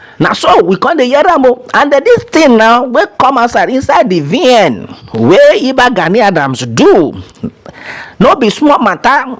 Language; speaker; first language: Nigerian Pidgin; non-native, local second language; Yoruba